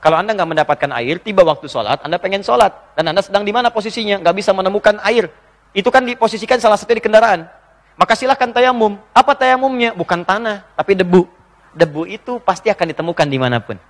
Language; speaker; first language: Indonesian; native; Indonesian